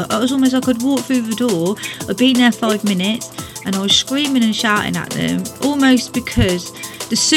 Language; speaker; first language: English; native; English